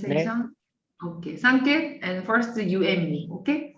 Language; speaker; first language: English; non-native, fluent; Korean